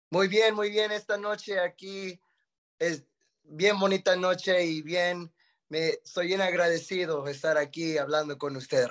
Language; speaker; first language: Spanish; early bilingual, heritage; Spanish